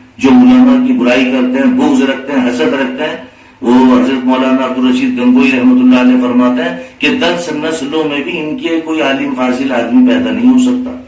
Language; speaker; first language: Urdu; native; Urdu